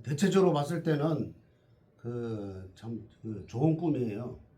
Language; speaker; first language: Korean; native; Korean